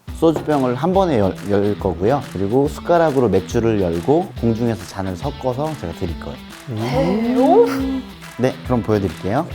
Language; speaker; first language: Korean; native; Korean